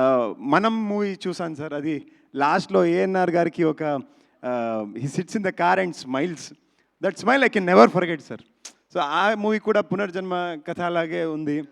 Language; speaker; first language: Telugu; non-native, learner; Kannada